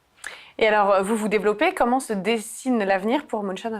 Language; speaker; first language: French; native; French